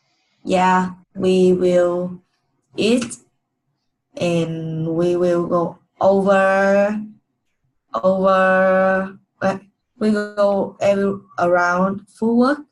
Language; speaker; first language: English; non-native, learner; Vietnamese